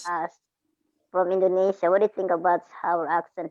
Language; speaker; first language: English; non-native, fluent; Indonesian